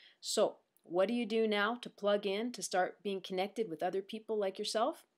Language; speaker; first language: English; native; English